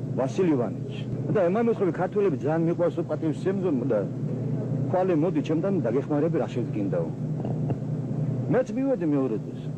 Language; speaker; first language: Georgian; non-native, local second language; Mingrelian